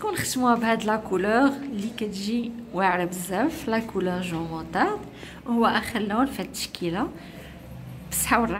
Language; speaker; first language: Arabic; native; Arabic